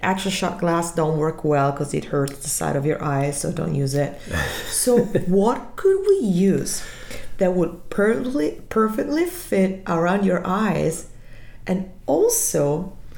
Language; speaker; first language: English; non-native, fluent; Italian